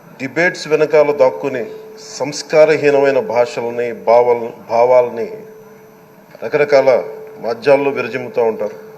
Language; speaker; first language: Telugu; native; Telugu